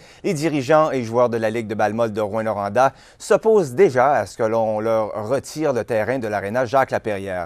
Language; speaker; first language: French; native; French